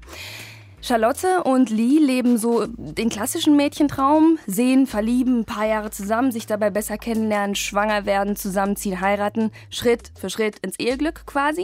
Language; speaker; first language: German; native; German